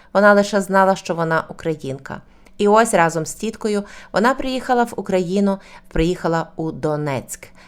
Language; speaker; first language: Ukrainian; native; Ukrainian